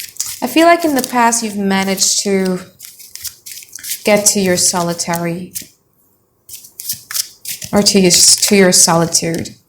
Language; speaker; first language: English; non-native, fluent; Indonesian